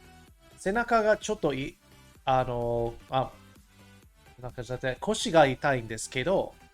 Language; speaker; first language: Japanese; non-native, learner; English